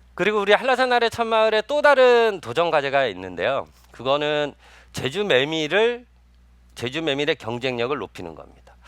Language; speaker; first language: Korean; native; Korean